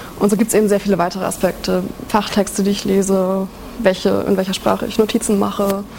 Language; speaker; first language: German; native; German